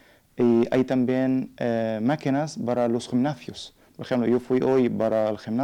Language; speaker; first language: Spanish; non-native, learner; Arabic